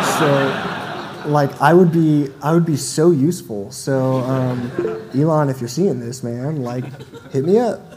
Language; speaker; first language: English; native; English